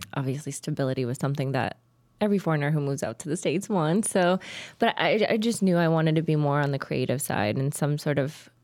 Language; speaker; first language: English; early bilingual, other home language; Tajik